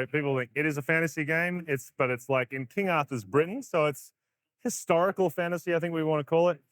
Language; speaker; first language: English; native; English